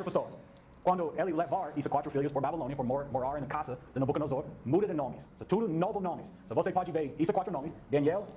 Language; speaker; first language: Portuguese; non-native, learner; English